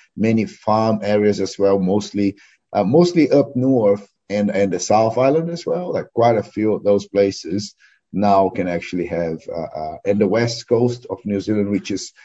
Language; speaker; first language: English; non-native, fluent; Portuguese